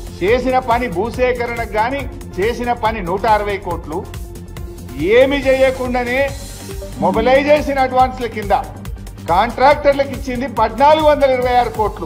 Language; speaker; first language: Telugu; native; Telugu